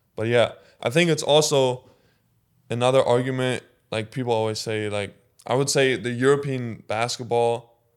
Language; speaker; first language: English; non-native, fluent; German